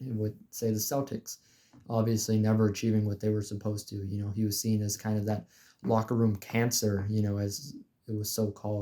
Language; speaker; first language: English; native; English